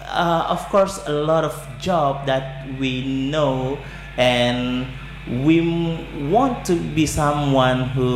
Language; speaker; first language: English; non-native, learner; Indonesian